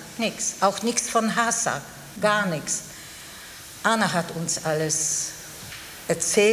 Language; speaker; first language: German; non-native, fluent; Polish